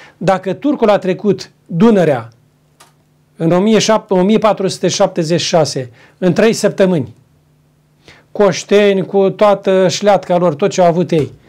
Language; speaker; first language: Romanian; native; Romanian